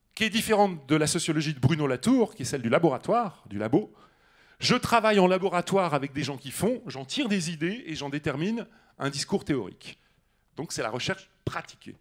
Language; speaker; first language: French; native; French